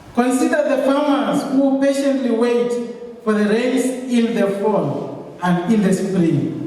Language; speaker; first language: English; non-native, local second language; Swahili